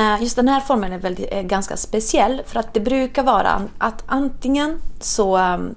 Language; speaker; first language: Swedish; non-native, fluent; Italian